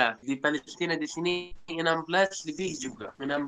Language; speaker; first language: Indonesian; non-native, fluent; Arabic